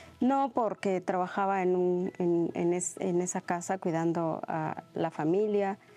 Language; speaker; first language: Spanish; non-native, local second language; Mixtepec Mixtec